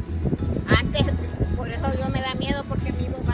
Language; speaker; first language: Spanish; native; Spanish